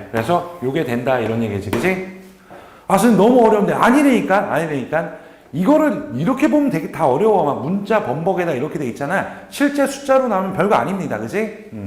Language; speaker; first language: Korean; native; Korean